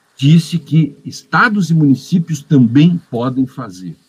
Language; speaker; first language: Portuguese; native; Portuguese